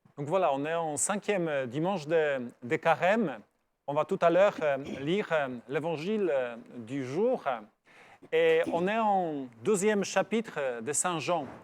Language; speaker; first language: French; non-native, fluent; Polish